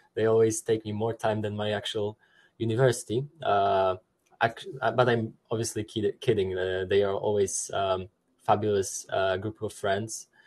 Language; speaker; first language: English; non-native, fluent; Polish